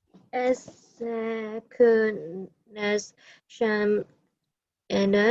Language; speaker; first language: French; non-native, learner; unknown